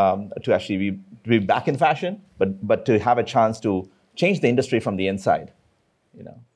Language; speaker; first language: English; non-native, local second language; Tamil